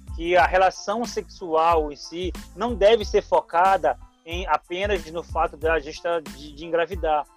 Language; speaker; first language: Portuguese; native; Portuguese